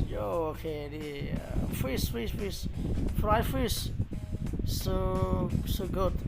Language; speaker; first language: English; non-native, learner; Khmer